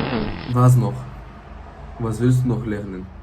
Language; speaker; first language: German; non-native, fluent; Bulgarian